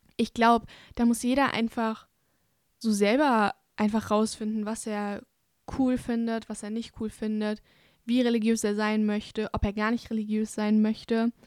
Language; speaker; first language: German; native; German